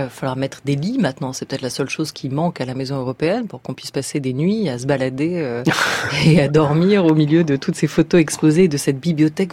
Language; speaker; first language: French; native; French